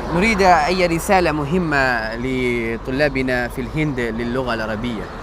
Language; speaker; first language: Arabic; non-native, fluent; Urdu